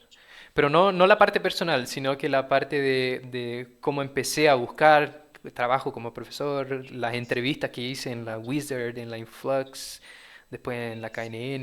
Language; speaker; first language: Spanish; early bilingual, heritage; Portuguese